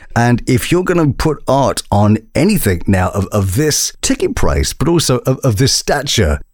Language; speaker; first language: English; native; English